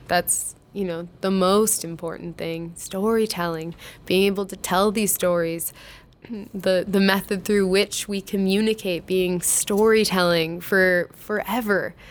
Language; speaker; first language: English; native; English